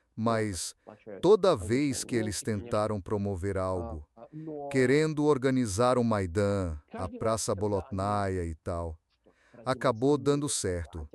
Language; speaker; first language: Portuguese; non-native, fluent; Serbian